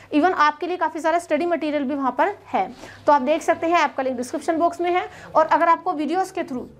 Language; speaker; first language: Hindi; native; Hindi